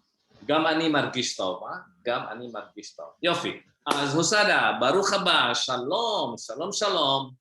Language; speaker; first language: Hebrew; non-native, fluent; Indonesian